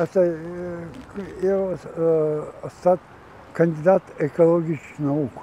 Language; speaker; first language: Romanian; non-native, local second language; Gagauz